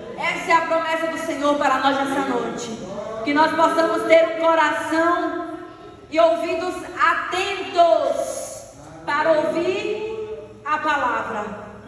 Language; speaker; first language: Portuguese; native; Portuguese